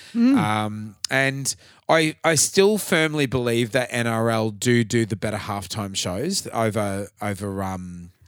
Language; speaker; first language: English; native; English